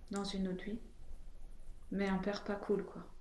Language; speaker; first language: French; native; French